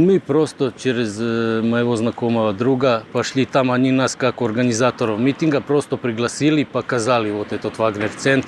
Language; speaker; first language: Russian; non-native, fluent; Serbian